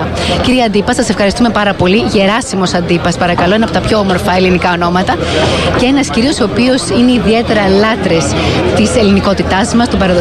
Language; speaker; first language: Greek; native; Greek